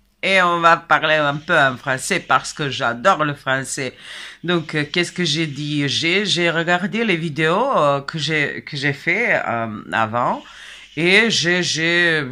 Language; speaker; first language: French; non-native, fluent; Serbian